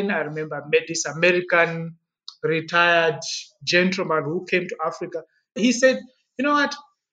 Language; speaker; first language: English; non-native, local second language; Yao